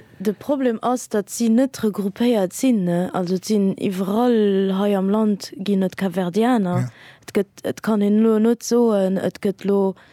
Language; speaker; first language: Luxembourgish; early bilingual, other home language; Kabuverdianu